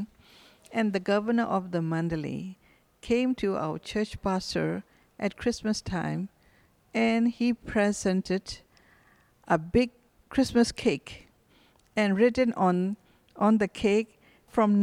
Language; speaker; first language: English; non-native, fluent; Burmese